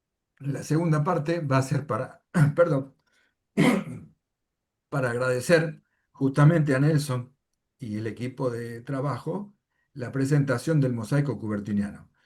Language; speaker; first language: Spanish; native; Spanish